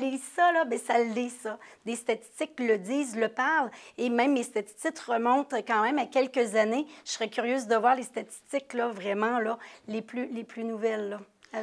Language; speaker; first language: French; native; French